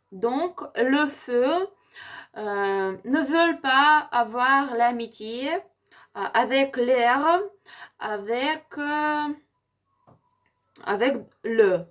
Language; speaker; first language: French; non-native, learner; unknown